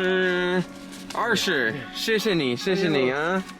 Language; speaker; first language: Chinese; non-native, learner; English